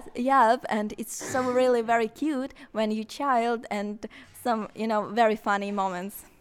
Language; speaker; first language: English; non-native, learner; Ukrainian